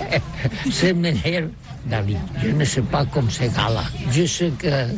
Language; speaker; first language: French; non-native, learner; Catalan